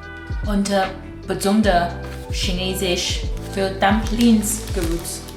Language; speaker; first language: German; non-native, learner; Chinese